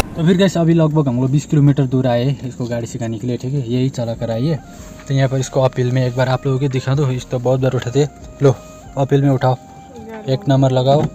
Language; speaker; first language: Hindi; non-native, local second language; Nepali